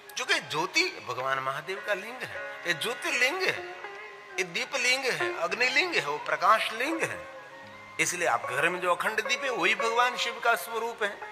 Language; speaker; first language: Hindi; non-native, local second language; Gujarati